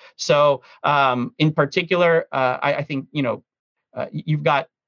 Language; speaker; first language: English; early bilingual, other home language; Russian